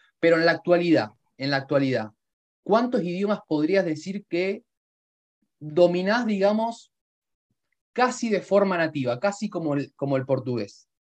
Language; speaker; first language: Spanish; native; Spanish